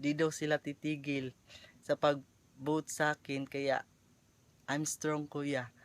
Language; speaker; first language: Filipino; non-native, local second language; Cebuano